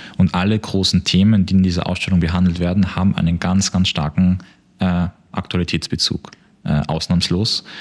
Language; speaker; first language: German; native; German